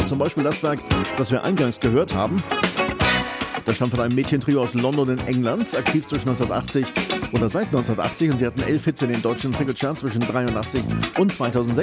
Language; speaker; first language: German; native; German